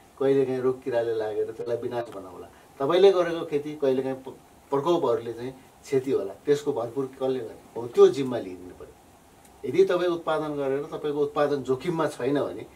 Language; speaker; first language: Nepali; native; Nepali